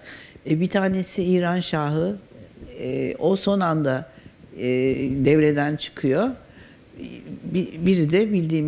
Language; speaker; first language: Turkish; native; Turkish